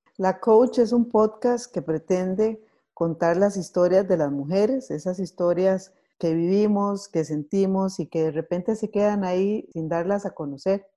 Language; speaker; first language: Spanish; native; Spanish